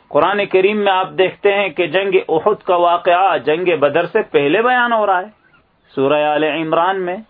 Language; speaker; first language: Urdu; native; Urdu